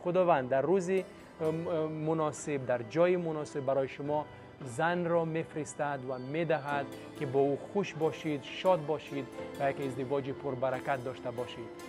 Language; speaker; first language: Persian; non-native, fluent; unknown